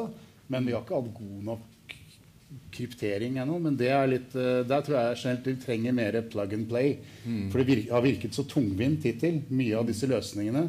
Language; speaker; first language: Norwegian; native; Norwegian